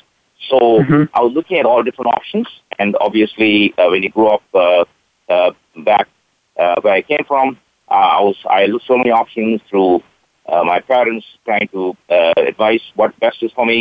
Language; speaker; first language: English; non-native, local second language; Tamil